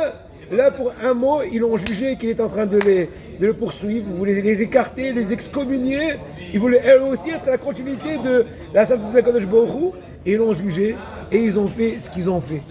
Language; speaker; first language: French; native; French